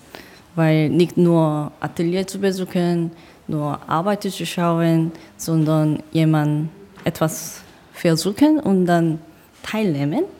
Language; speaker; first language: German; non-native, learner; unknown